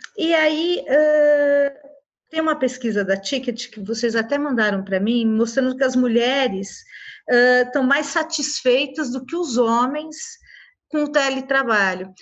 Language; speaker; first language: Portuguese; native; Portuguese